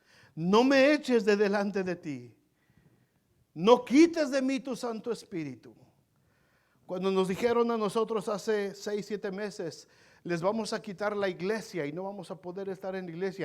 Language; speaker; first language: Spanish; native; Spanish